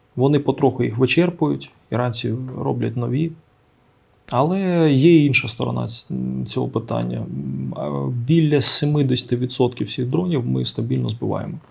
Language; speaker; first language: Ukrainian; native; Ukrainian